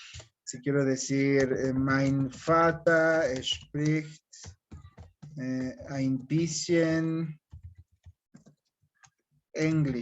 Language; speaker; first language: German; non-native, fluent; Spanish